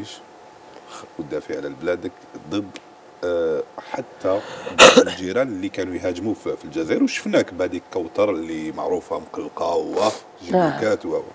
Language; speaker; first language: Arabic; native; Arabic